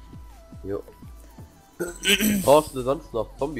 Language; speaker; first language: German; native; German